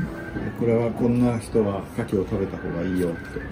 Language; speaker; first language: Japanese; native; Japanese